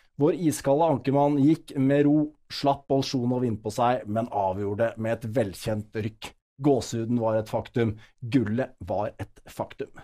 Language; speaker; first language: Norwegian; native; Norwegian